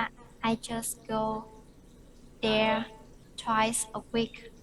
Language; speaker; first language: English; non-native, learner; Vietnamese